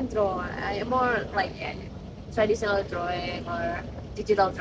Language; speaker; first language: English; non-native, learner; Indonesian